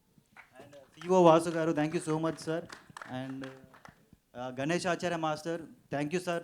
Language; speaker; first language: Hindi; non-native, local second language; Telugu